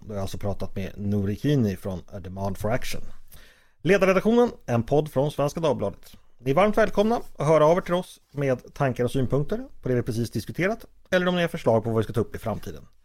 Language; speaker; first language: Swedish; native; Swedish